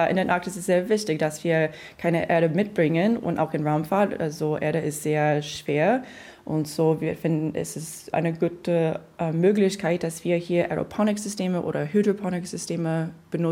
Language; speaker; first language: German; non-native, fluent; English